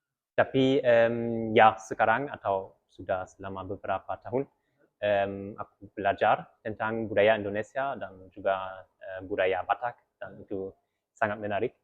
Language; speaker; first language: Indonesian; early bilingual, heritage; German